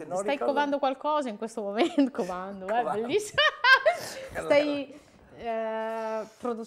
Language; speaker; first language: Italian; native; Italian